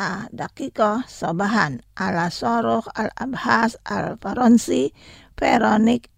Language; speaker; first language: Arabic; non-native, learner; Indonesian